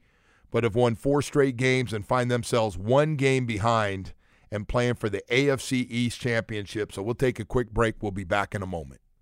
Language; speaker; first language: English; native; English